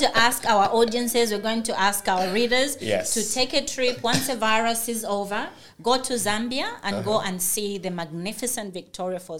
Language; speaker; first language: English; non-native, local second language; Bemba